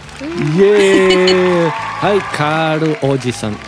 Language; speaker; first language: Japanese; non-native, learner; Portuguese